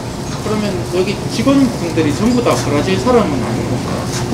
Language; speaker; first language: Korean; native; Korean